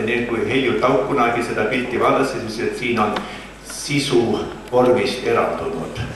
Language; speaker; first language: Estonian; native; Estonian